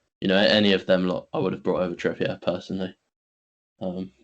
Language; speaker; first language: English; native; English